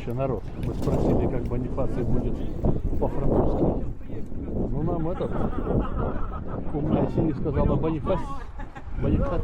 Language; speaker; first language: Russian; native; Russian